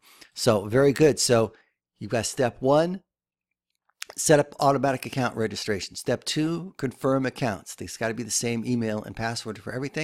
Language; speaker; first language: English; native; English